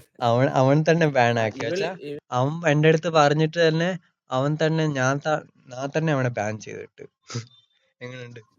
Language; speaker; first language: Malayalam; early bilingual, heritage; Malayalam